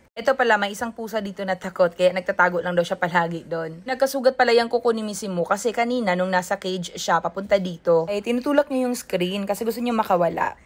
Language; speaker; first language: Filipino; non-native, local second language; Cebuano